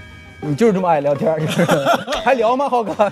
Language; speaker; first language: Chinese; native; Chinese